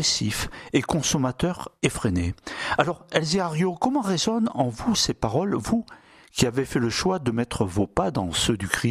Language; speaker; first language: French; native; French